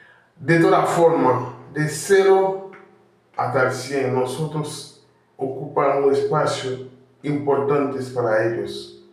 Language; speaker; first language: Spanish; non-native, learner; Haitian Creole